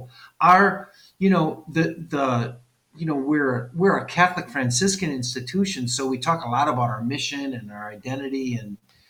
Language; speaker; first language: English; native; English